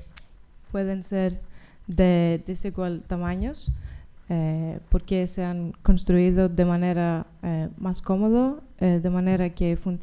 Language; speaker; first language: Spanish; non-native, learner; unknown